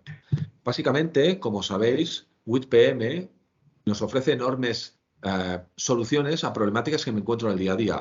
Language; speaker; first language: Spanish; native; Spanish